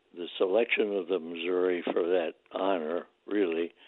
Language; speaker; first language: English; native; English